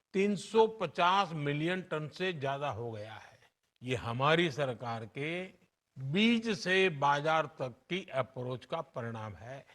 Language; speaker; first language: Hindi; non-native, local second language; Gujarati